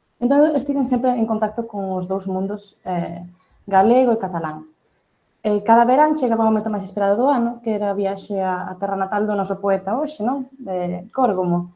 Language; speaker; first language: Galician; early bilingual, heritage; Catalan